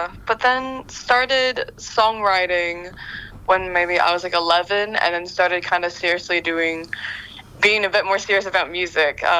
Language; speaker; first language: English; native; English